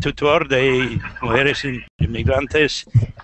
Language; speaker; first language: Spanish; non-native, learner; English